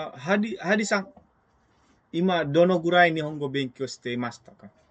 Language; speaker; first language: Japanese; non-native, fluent; Indonesian